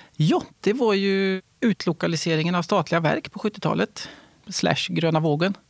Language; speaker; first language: Swedish; native; Swedish